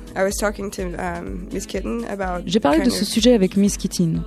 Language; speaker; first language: French; non-native, fluent; English